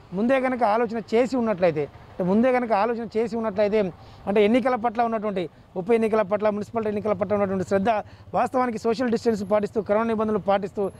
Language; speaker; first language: Telugu; native; Telugu